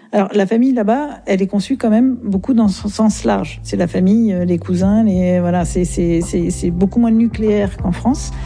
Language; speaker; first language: French; native; French